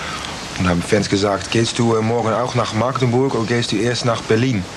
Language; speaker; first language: German; non-native, fluent; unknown